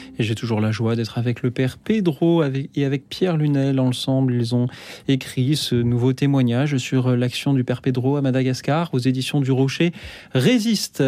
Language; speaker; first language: French; native; French